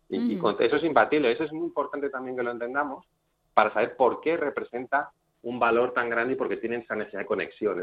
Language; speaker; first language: Spanish; native; Spanish